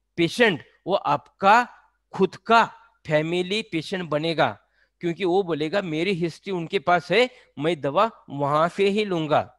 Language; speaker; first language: Hindi; non-native, local second language; Marathi